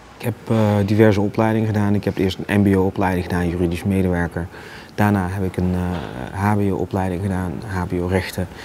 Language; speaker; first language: Dutch; early bilingual, other home language; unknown